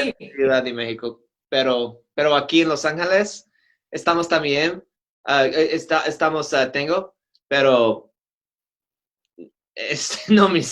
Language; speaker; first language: Spanish; non-native, learner; English